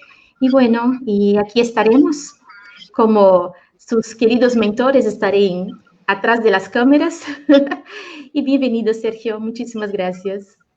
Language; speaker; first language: Spanish; native; Spanish